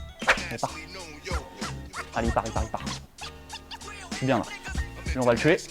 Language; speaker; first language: French; native; French